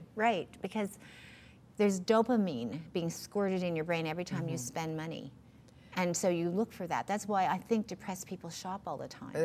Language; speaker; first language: English; native; English